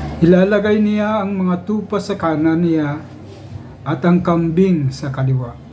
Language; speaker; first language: Filipino; native; Filipino